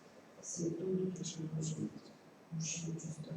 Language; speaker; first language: Russian; non-native, learner; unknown